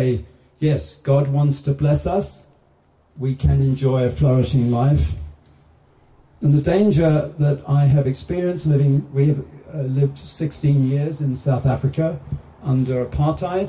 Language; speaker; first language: English; native; English